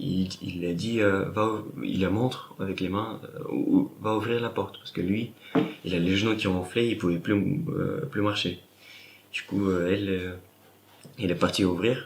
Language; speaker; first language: French; non-native, fluent; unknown